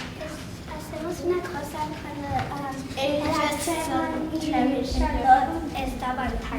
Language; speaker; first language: Spanish; non-native, learner; English